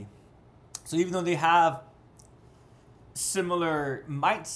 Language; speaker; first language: English; native; English